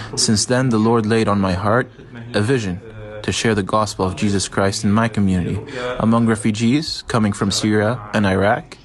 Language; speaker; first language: English; non-native, fluent; Arabic